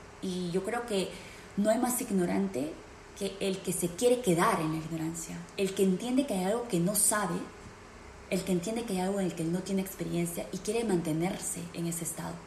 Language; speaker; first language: Spanish; native; Spanish